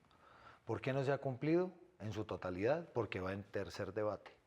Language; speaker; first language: Spanish; native; Spanish